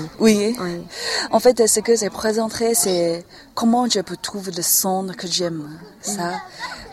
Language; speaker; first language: French; non-native, learner; Chinese